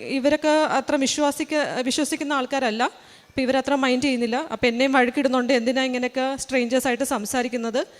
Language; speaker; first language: Malayalam; early bilingual, heritage; Malayalam